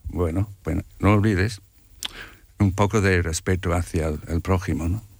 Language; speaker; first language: Spanish; non-native, fluent; English